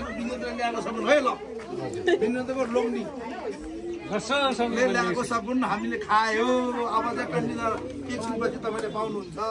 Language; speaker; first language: Nepali; non-native, local second language; Eastern Tamang